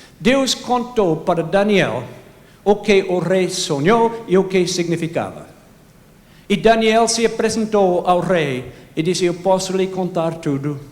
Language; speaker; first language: Portuguese; non-native, fluent; English